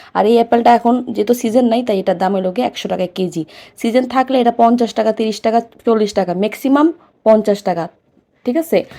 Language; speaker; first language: Bangla; native; Bangla